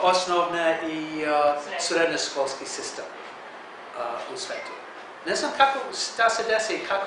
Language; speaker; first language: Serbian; non-native, learner; English